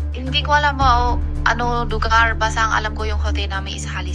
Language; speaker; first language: Filipino; non-native, learner; Chinese